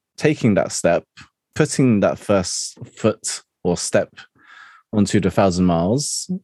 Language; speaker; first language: English; non-native, local second language; Cantonese